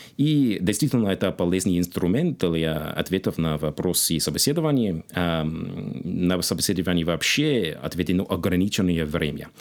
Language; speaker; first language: Russian; non-native, fluent; English